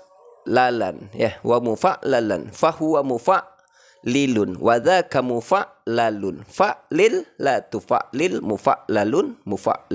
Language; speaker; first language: Arabic; non-native, fluent; Indonesian